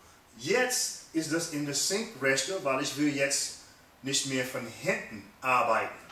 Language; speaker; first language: German; non-native, fluent; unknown